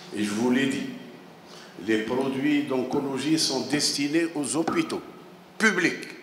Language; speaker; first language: French; non-native, local second language; Arabic